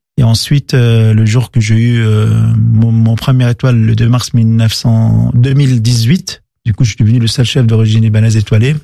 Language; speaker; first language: French; non-native, local second language; Arabic